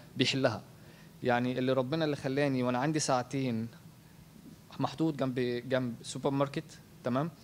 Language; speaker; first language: Arabic; native; Arabic